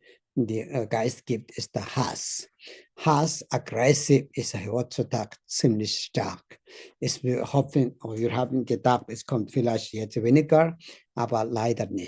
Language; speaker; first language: German; non-native, learner; Tibetan